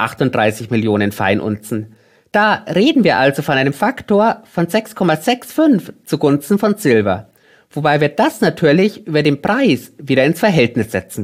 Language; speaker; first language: German; native; German